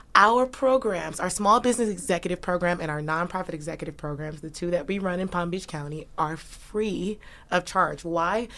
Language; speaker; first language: English; native; English